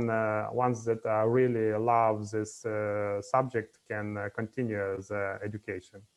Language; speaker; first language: English; non-native, fluent; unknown